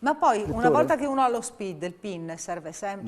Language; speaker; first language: Italian; native; Italian